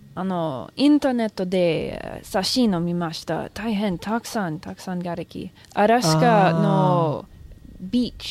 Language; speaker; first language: Japanese; non-native, learner; English